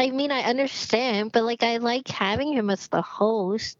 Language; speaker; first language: English; non-native, local second language; Cantonese